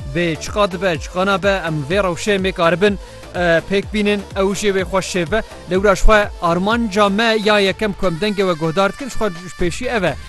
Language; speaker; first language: Kurdish; native; Kurdish